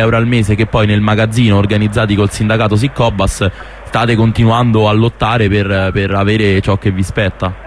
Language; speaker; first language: Italian; native; Italian